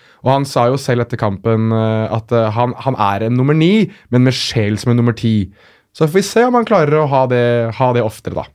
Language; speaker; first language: Norwegian; early bilingual, other home language; Arabic